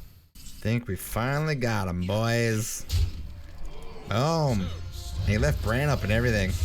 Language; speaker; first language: English; native; English